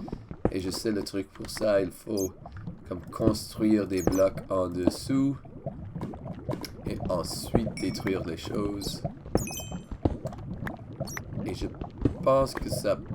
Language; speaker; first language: French; non-native, learner; English